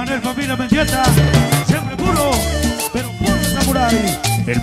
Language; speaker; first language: Spanish; native; Spanish